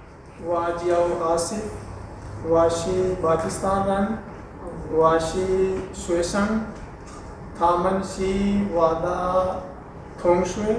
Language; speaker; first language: Chinese; non-native, learner; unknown